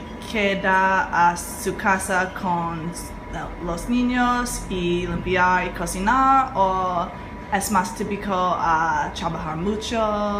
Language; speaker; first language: Spanish; non-native, learner; English